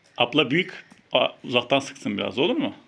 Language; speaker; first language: Turkish; native; Turkish